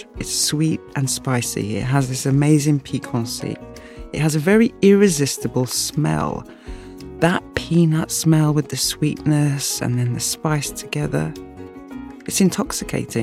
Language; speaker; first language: English; native; English